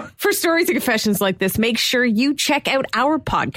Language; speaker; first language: English; native; English